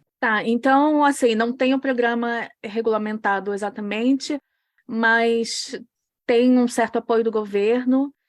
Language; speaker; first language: Portuguese; native; Portuguese